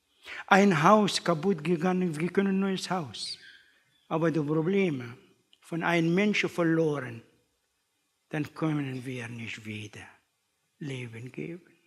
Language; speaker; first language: German; non-native, learner; Arabic